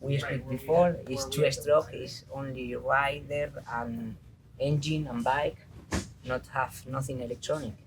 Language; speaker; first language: English; non-native, learner; Spanish